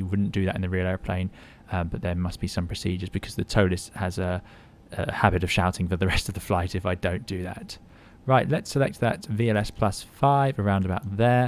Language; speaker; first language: English; native; English